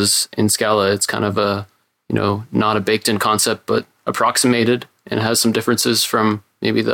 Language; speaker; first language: English; native; English